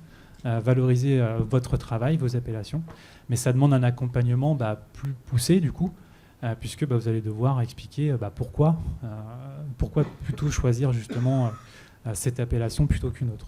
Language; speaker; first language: French; native; French